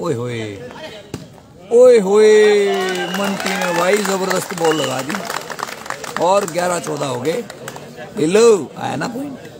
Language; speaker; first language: Hindi; native; Hindi